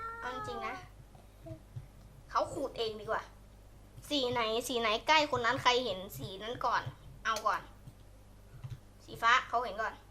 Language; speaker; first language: Thai; native; Thai